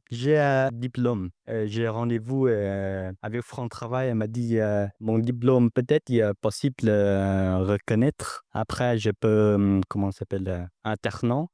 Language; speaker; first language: French; non-native, learner; Vietnamese